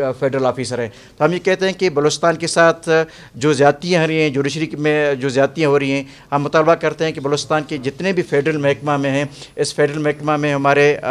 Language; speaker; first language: Urdu; non-native, local second language; Baluchi